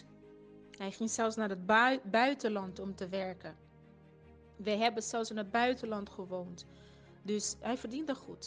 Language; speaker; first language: Dutch; non-native, fluent; Portuguese